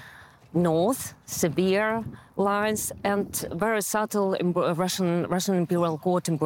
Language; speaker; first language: English; non-native, fluent; Russian